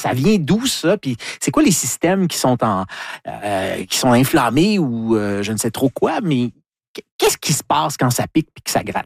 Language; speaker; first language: French; native; French